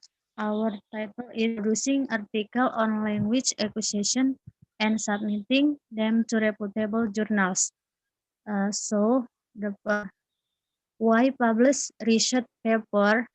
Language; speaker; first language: English; non-native, learner; Indonesian